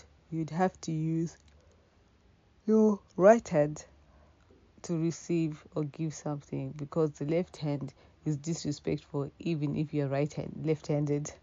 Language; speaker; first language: English; non-native, local second language; Shona